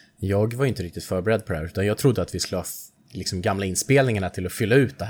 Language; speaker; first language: Swedish; native; Swedish